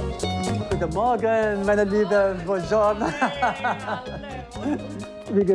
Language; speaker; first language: German; non-native, learner; Arabic